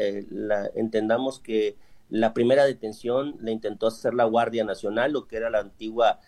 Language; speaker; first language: Spanish; native; Spanish